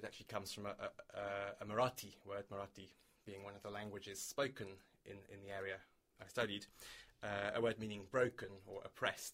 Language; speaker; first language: English; native; English